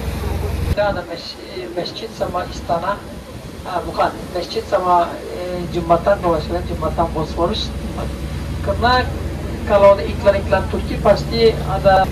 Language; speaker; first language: Indonesian; non-native, fluent; Turkish